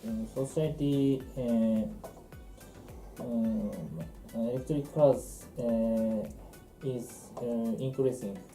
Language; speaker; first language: English; non-native, learner; Japanese